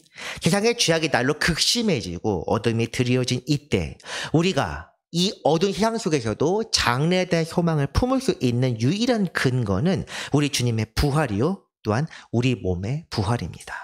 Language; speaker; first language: Korean; native; Korean